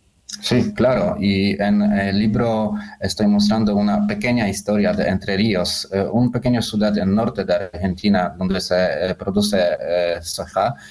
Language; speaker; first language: Spanish; non-native, learner; Polish